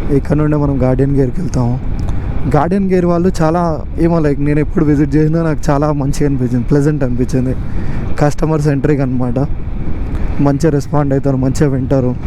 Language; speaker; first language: Telugu; non-native, local second language; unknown